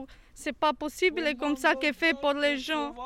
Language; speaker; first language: French; non-native, learner; Serbian